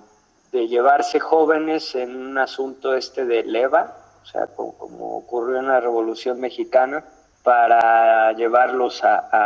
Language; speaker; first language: Spanish; native; Spanish